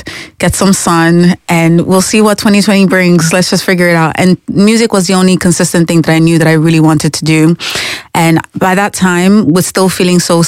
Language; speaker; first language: English; native; English